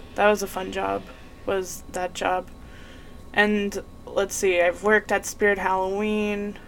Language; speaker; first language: English; native; English